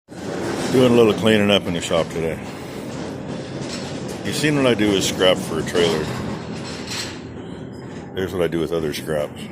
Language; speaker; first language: English; native; English